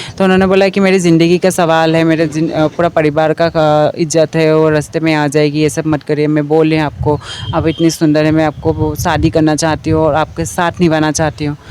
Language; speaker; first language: Hindi; non-native, local second language; Assamese